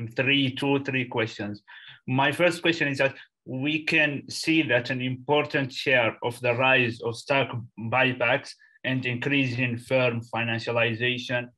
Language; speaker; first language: English; non-native, fluent; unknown